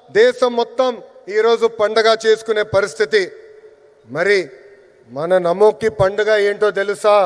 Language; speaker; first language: Telugu; native; Telugu